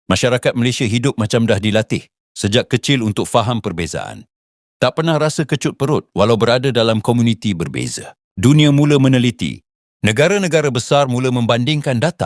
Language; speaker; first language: Malay; native; Malay